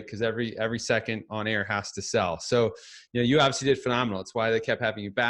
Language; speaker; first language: English; native; English